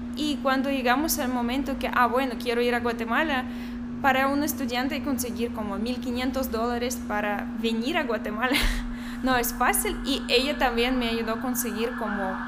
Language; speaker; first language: Spanish; non-native, fluent; Russian